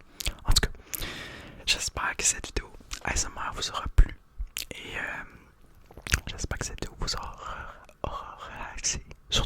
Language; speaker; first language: French; native; French